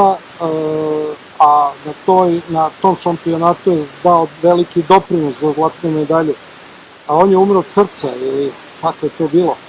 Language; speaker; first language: Serbian; native; Serbian